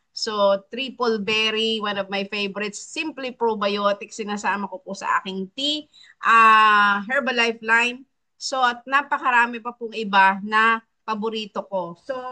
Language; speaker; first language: Filipino; native; Filipino